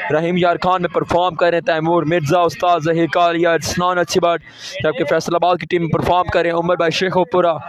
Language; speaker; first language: Urdu; non-native, local second language; Punjabi